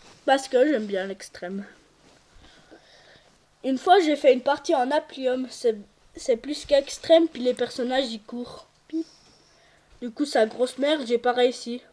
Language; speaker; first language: French; native; French